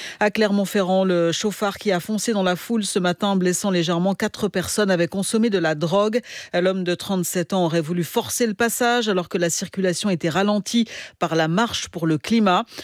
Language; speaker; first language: French; native; French